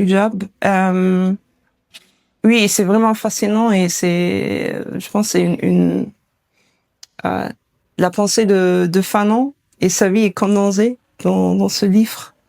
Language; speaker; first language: French; non-native, learner; German